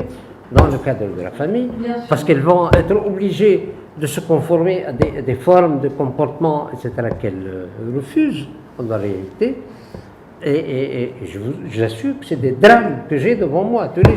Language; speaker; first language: French; non-native, local second language; Arabic